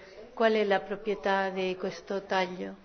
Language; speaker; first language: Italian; non-native, learner; Spanish